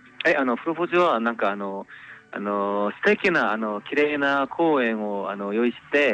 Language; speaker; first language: Japanese; non-native, fluent; Korean